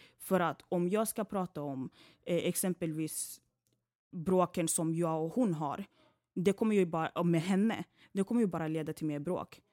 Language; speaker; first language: Swedish; early bilingual, other home language; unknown